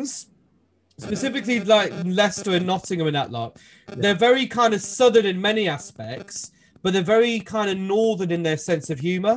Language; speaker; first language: English; native; English